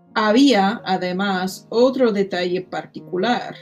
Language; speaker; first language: Spanish; non-native, fluent; English